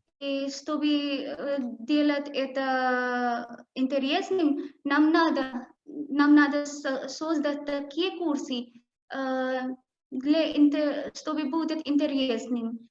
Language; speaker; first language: Russian; non-native, learner; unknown